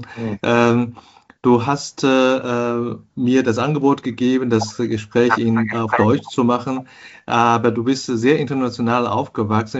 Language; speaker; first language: German; non-native, fluent; Chinese